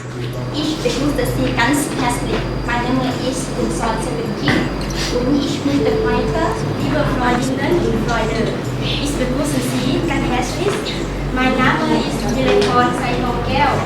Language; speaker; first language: German; non-native, learner; Lao